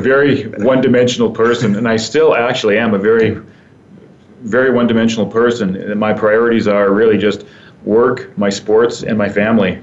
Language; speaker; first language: English; native; English